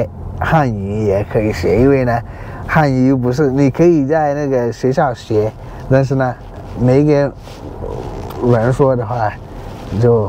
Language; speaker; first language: Chinese; non-native, learner; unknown